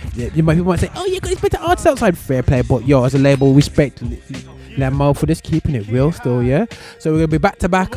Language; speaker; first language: English; native; English